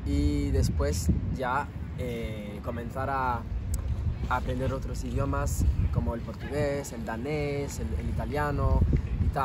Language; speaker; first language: Spanish; non-native, fluent; French